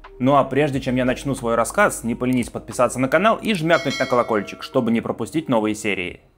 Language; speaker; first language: Russian; native; Russian